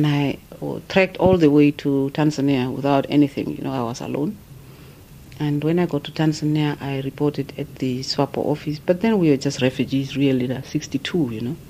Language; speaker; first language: English; non-native, fluent; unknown